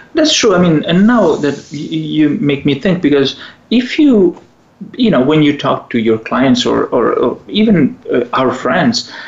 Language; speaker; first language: English; non-native, fluent; Italian